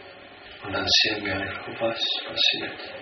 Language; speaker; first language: German; non-native, fluent; Danish